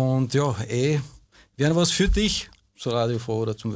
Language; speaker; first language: German; native; German